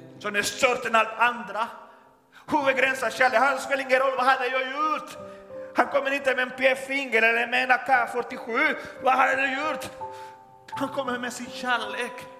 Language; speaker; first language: Swedish; non-native, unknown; Spanish